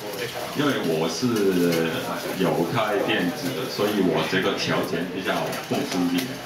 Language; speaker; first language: Chinese; non-native, local second language; Cantonese